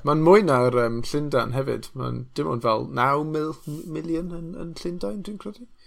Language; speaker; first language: Welsh; non-native, local second language; English